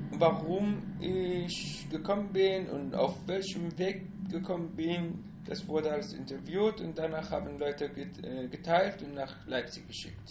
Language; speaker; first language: German; non-native, fluent; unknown